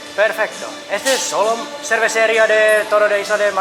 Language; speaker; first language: Spanish; non-native, learner; Finnish